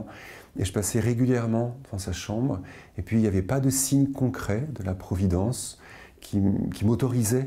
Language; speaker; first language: French; native; French